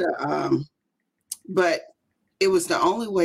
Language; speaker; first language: English; native; English